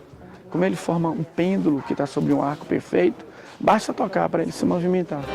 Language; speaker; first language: Portuguese; native; Portuguese